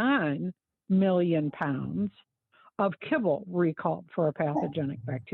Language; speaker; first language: English; native; English